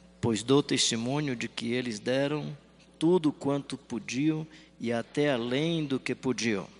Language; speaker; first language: Portuguese; native; Portuguese